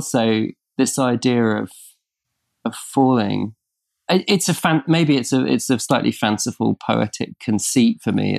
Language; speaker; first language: English; native; English